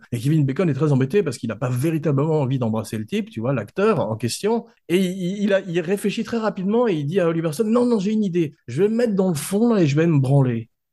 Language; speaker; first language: French; native; French